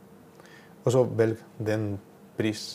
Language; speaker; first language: Norwegian; non-native, learner; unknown